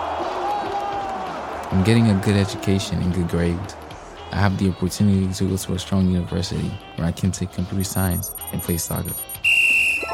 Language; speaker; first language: English; non-native, fluent; Haitian Creole